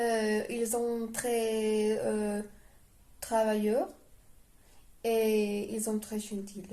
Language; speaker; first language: French; non-native, learner; Spanish